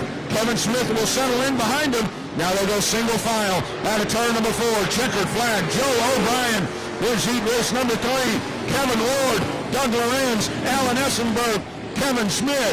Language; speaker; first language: English; native; English